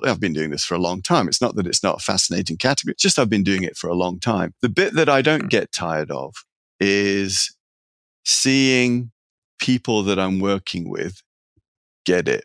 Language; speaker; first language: English; native; English